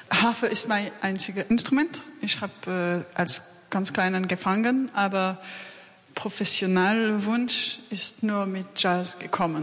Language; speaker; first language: German; non-native, fluent; French